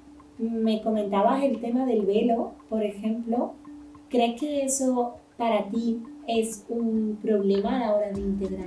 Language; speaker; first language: Spanish; native; Spanish